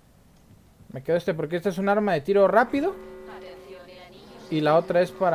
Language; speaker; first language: Spanish; native; Spanish